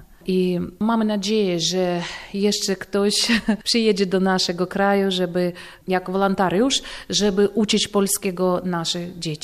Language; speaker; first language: Polish; non-native, fluent; Russian